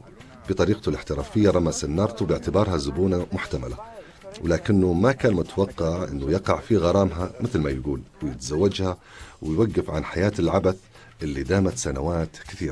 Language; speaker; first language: Arabic; native; Arabic